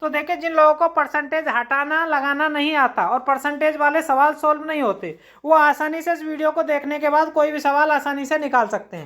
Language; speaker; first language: Hindi; native; Hindi